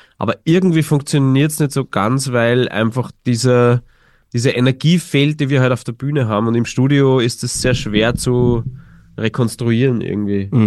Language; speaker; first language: German; native; German